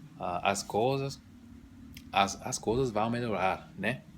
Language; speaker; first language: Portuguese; non-native, learner; English